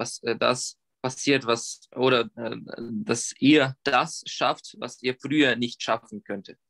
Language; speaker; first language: German; non-native, learner; Russian